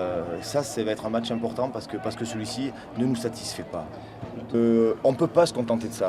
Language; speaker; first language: French; native; French